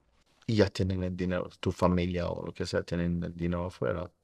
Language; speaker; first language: Spanish; early bilingual, heritage; Spanish